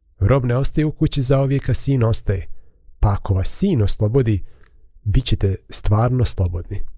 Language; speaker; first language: Bosnian; native; Bosnian